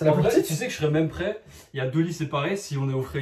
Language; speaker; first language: French; native; French